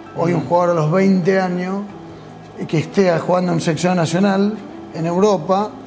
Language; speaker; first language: Spanish; native; Spanish